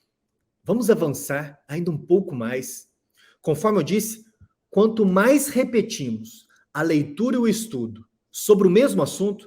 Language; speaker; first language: Portuguese; native; Portuguese